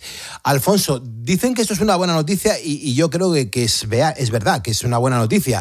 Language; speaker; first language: Spanish; native; Spanish